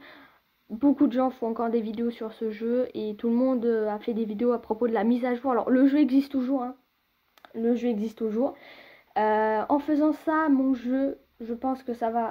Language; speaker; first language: French; native; French